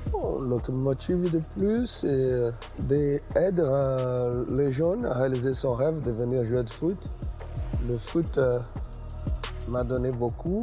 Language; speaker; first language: French; non-native, fluent; Portuguese